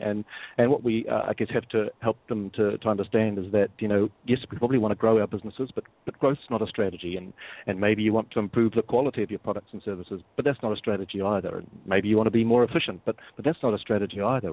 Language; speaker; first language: English; native; English